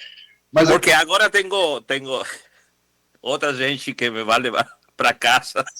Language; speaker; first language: Portuguese; non-native, learner; Spanish